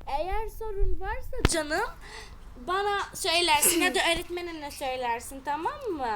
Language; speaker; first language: Turkish; early bilingual, heritage; Turkish